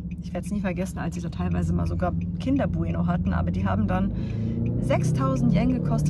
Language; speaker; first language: German; native; German